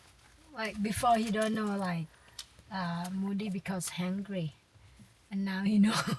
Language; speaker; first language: English; non-native, learner; Thai